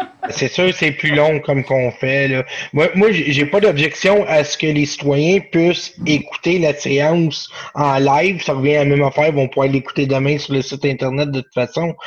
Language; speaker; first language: French; native; French